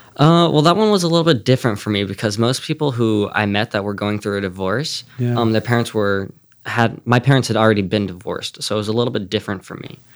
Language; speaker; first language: English; native; English